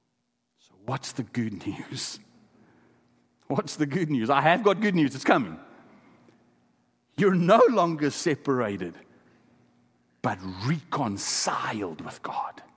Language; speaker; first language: English; non-native, local second language; Afrikaans